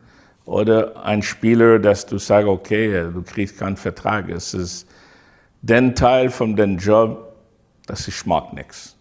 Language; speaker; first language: German; non-native, fluent; English